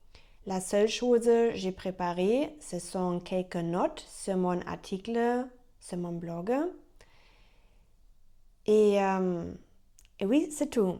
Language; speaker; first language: French; non-native, learner; German